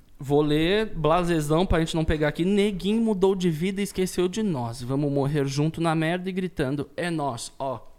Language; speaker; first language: Portuguese; native; Portuguese